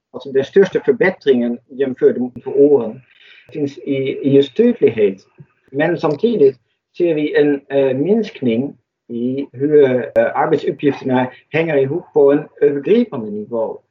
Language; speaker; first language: Swedish; non-native, fluent; Dutch